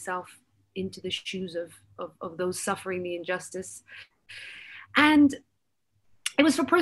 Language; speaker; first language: English; native; English